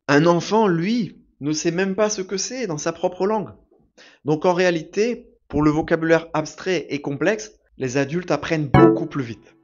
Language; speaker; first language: French; native; French